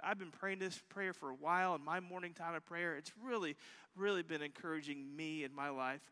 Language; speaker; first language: English; native; English